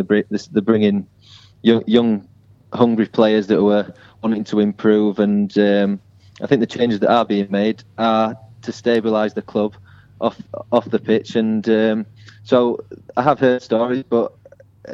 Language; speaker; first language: English; native; English